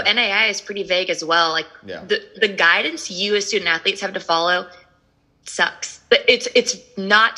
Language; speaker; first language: English; native; English